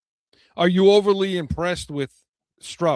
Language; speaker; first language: English; native; English